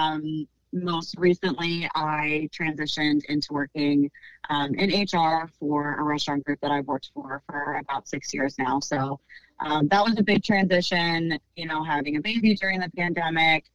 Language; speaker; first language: English; native; English